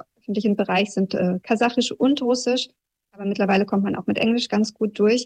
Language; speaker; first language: German; early bilingual, other home language; Russian